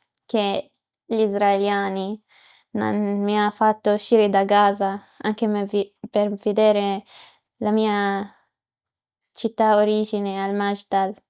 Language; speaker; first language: Italian; non-native, learner; Arabic